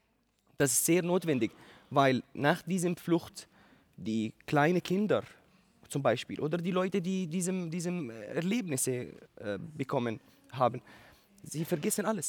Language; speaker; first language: German; non-native, learner; Arabic